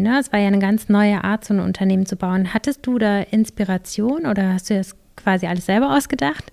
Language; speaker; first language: German; native; German